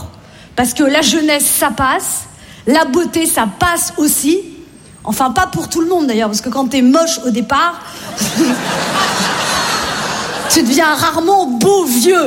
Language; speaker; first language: French; native; French